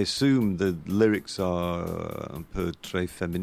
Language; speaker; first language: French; non-native, learner; English